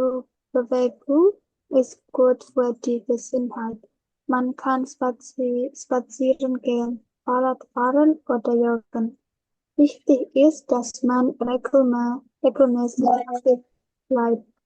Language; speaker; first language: German; non-native, learner; Indonesian